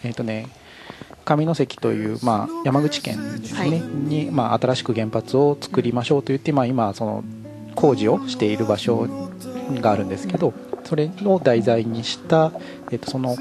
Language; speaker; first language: Japanese; native; Japanese